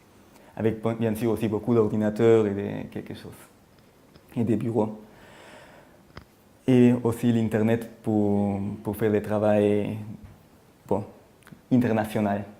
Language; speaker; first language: French; non-native, fluent; German